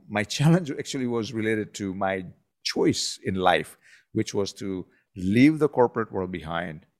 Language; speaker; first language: English; non-native, local second language; Gujarati